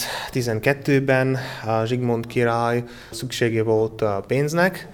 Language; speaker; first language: Hungarian; non-native, learner; Slovak